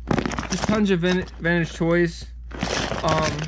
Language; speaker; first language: English; native; English